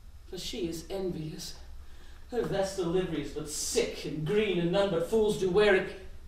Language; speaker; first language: English; native; English